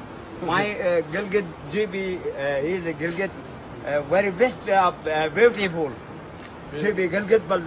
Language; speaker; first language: English; non-native, learner; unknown